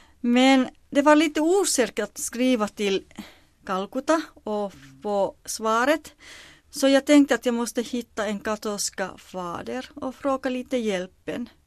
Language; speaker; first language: Swedish; non-native, local second language; Finnish